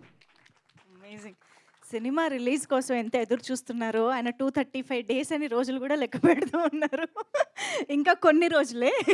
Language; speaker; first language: Telugu; native; Telugu